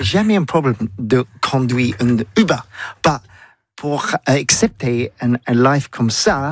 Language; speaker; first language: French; non-native, learner; English